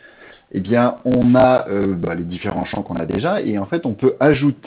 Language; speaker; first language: French; native; French